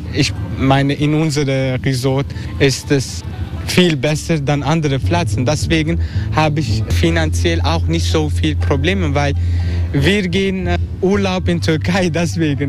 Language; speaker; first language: German; non-native, fluent; Turkish